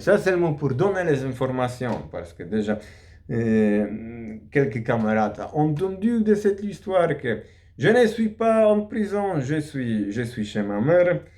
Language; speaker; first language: French; non-native, learner; Polish